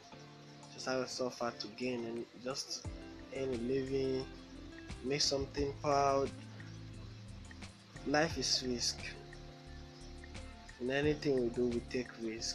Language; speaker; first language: English; non-native, local second language; Bini